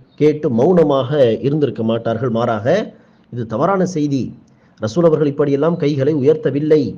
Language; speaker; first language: Tamil; native; Tamil